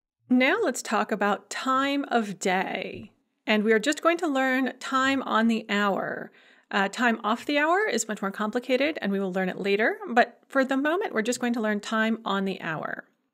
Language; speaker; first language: English; native; English